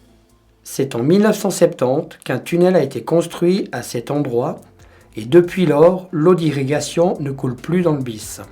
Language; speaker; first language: French; native; French